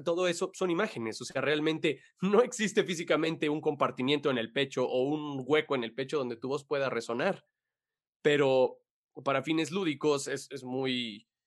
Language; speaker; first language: Spanish; native; Spanish